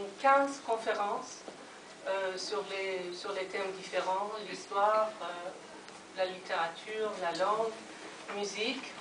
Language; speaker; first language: French; non-native, fluent; Persian